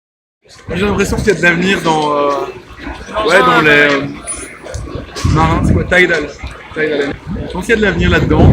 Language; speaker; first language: French; native; French